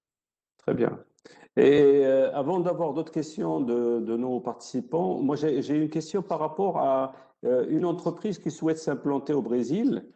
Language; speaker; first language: French; non-native, local second language; Arabic